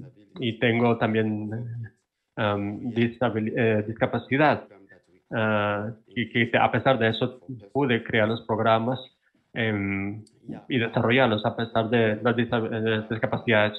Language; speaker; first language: Spanish; non-native, fluent; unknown